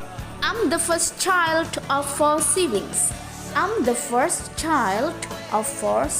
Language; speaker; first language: English; non-native, fluent; Indonesian